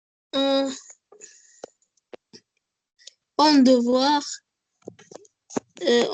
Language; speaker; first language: French; non-native, learner; Arabic